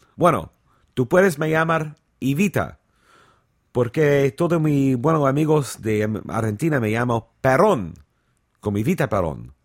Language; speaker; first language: Spanish; non-native, learner; English